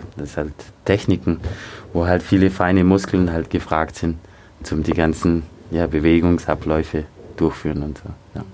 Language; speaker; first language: German; early bilingual, other home language; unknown